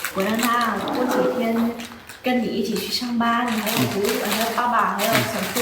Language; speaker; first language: Chinese; non-native, learner; Vietnamese